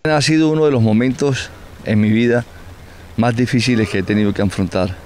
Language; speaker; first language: Spanish; native; Spanish